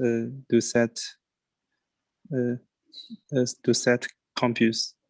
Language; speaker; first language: French; non-native, learner; Chinese